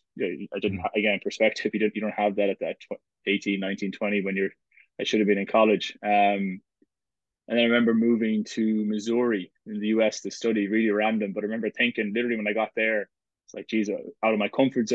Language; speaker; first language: English; native; English